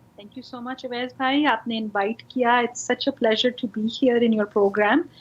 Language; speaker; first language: Urdu; native; Urdu